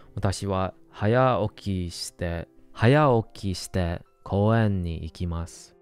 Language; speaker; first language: Japanese; non-native, learner; English